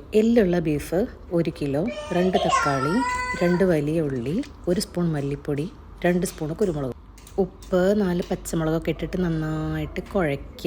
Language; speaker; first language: Malayalam; native; Malayalam